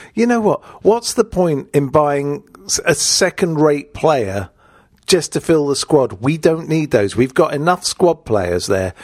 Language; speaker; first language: English; native; English